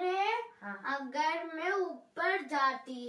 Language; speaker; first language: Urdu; non-native, local second language; Tamil